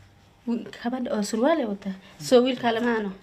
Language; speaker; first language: Somali; non-native, learner; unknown